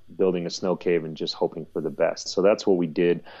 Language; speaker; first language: English; native; English